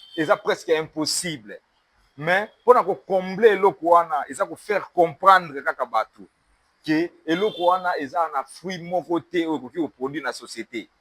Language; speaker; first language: Lingala; native; Lingala